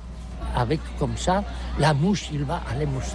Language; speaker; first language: French; non-native, learner; Catalan